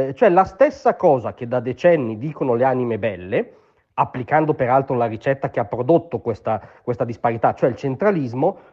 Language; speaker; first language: Italian; native; Italian